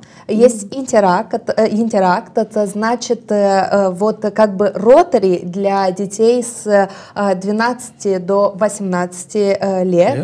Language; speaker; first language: Russian; non-native, local second language; Romanian